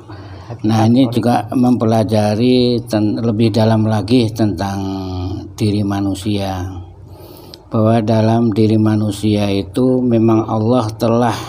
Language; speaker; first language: Indonesian; native; Indonesian